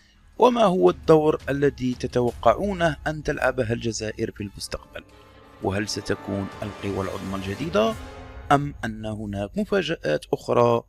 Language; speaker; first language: Arabic; native; Arabic